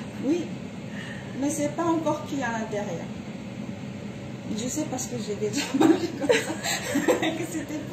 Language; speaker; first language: French; non-native, fluent; Japanese